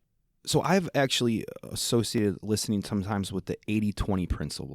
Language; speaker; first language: English; native; English